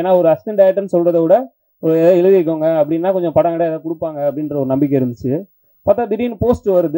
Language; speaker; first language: Tamil; native; Tamil